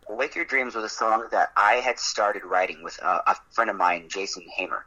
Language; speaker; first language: English; native; English